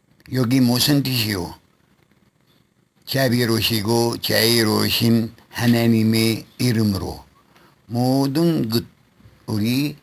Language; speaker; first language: Korean; non-native, local second language; Arabic